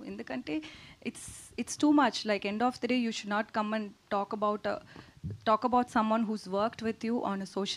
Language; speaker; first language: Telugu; non-native, fluent; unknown